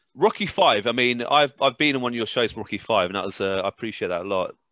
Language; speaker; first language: English; native; English